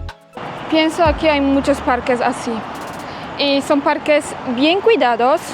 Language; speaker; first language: Spanish; non-native, fluent; Polish